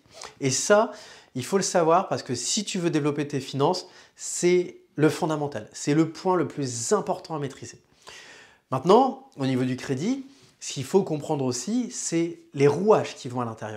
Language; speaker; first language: French; native; French